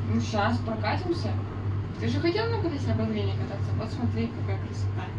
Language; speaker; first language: Russian; native; Russian